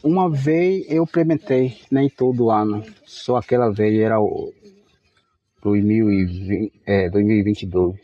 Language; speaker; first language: Portuguese; non-native, local second language; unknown